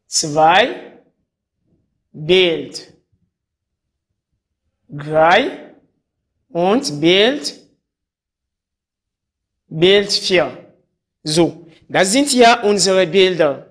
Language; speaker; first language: German; non-native, fluent; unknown